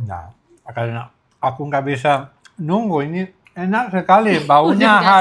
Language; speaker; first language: Indonesian; non-native, learner; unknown